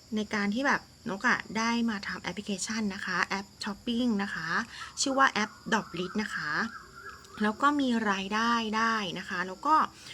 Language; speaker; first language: Thai; native; Thai